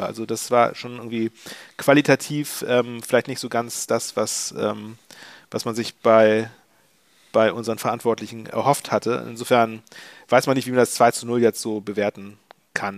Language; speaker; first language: German; native; German